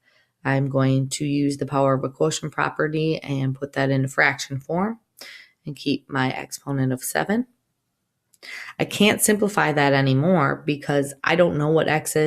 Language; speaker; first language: English; native; English